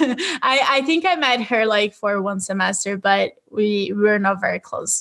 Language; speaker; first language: English; non-native, fluent; Portuguese